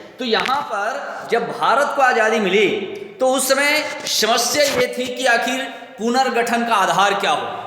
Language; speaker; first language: Hindi; native; Hindi